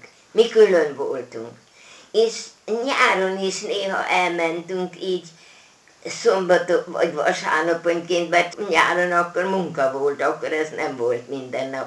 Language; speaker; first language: Hungarian; non-native, local second language; German